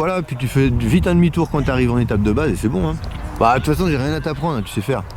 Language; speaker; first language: French; native; French